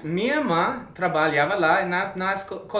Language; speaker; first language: Portuguese; non-native, learner; English